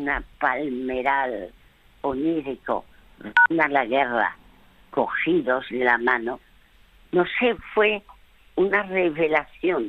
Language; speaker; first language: Spanish; early bilingual, other home language; French